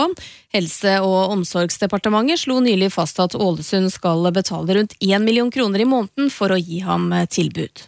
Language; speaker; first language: Norwegian; native; Norwegian